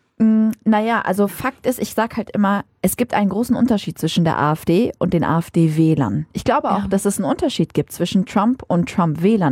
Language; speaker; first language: German; native; German